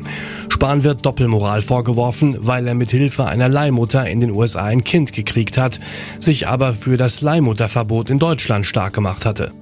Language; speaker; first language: German; native; German